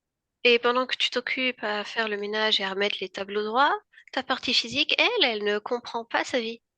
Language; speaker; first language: French; native; French